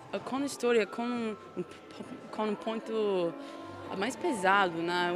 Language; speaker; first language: Portuguese; non-native, fluent; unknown